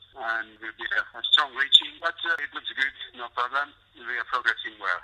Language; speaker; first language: English; non-native, fluent; Hungarian